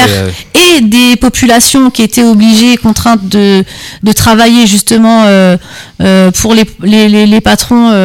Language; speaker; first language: French; native; French